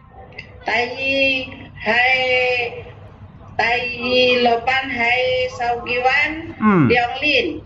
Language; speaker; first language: Cantonese; non-native, learner; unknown